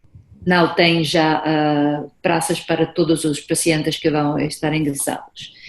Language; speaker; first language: Portuguese; non-native, fluent; Spanish